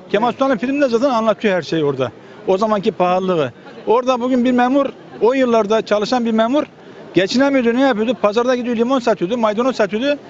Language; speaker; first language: Turkish; native; Turkish